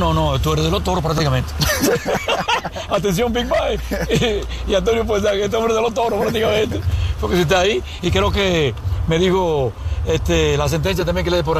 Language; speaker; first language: Spanish; native; Spanish